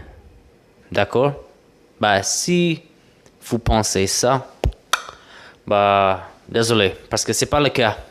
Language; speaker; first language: French; non-native, fluent; English